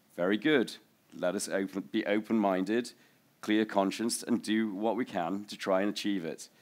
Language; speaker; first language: English; native; English